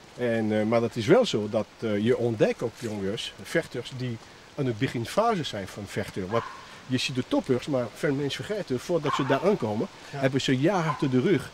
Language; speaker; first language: Dutch; non-native, fluent; French